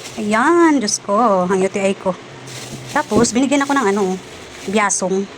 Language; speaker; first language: Filipino; non-native, local second language; Cebuano